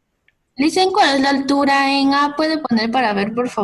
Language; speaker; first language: Spanish; native; Spanish